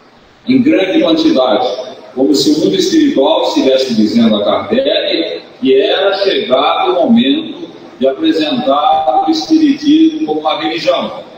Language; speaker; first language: Portuguese; native; Portuguese